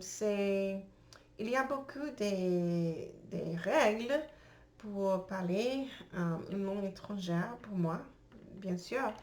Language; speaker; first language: French; non-native, learner; English